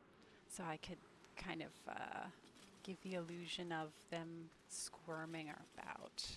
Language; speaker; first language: English; native; English